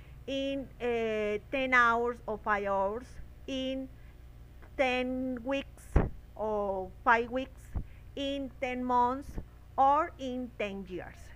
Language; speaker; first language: English; non-native, learner; Spanish